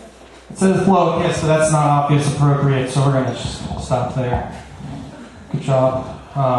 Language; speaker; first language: English; native; English